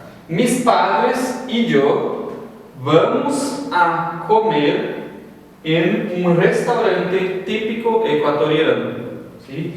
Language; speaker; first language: Spanish; non-native, fluent; Portuguese